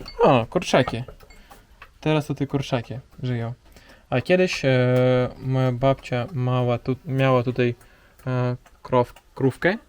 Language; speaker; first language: Polish; non-native, learner; Russian